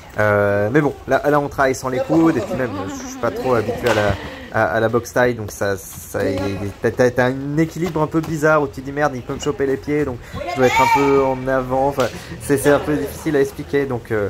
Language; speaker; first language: French; native; French